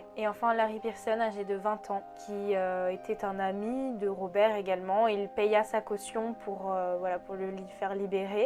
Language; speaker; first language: French; native; French